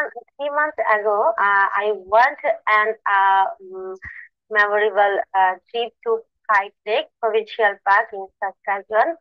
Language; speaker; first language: English; non-native, learner; Bangla